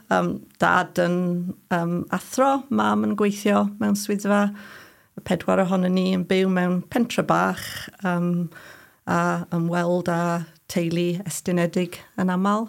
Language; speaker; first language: Welsh; non-native, fluent; English